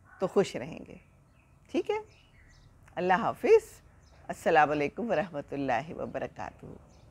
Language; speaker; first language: Urdu; native; Urdu